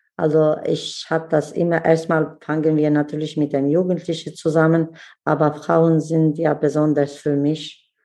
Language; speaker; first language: German; non-native, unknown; Kurdish